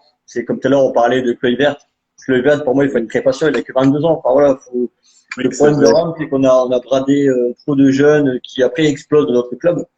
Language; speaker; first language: French; native; French